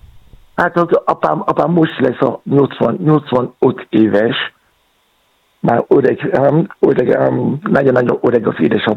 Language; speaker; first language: Hungarian; non-native, fluent; Yoruba